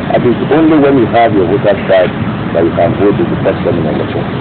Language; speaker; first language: English; non-native, local second language; Yoruba